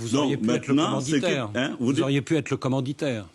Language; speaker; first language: French; native; French